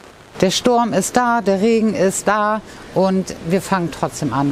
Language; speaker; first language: German; native; German